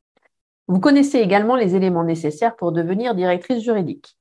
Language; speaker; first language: French; native; French